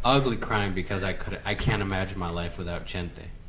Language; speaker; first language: English; early bilingual, other home language; Spanish